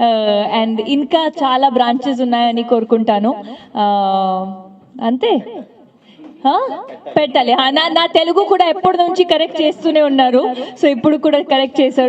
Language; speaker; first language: Telugu; non-native, fluent; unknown